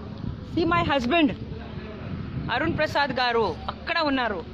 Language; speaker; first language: Telugu; non-native, learner; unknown